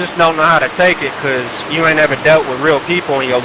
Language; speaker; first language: English; native; English